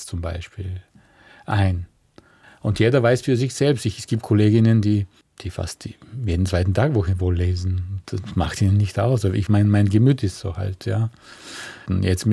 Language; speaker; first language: German; non-native, fluent; Bulgarian